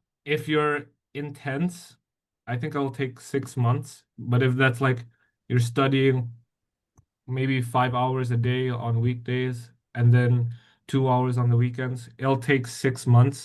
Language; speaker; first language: English; non-native, fluent; Indonesian